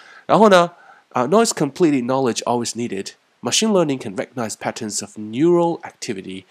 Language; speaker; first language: English; non-native, fluent; Chinese